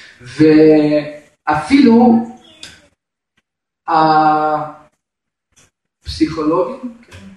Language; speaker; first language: Hebrew; non-native, fluent; Russian